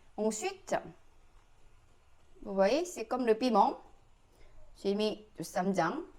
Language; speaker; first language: French; non-native, learner; Korean